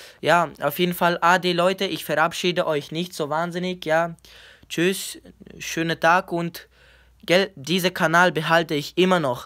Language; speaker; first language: German; non-native, learner; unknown